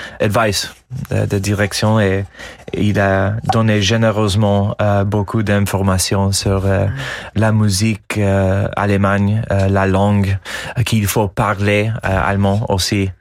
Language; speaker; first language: French; non-native, fluent; English